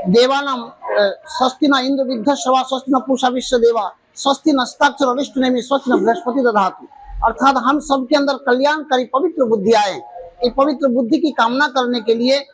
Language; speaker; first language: Hindi; non-native, local second language; Bangla